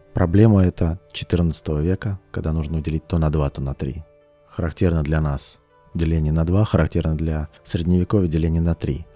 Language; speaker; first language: Russian; native; Russian